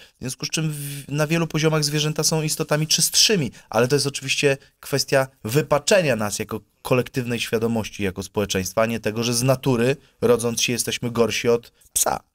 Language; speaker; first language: Polish; native; Polish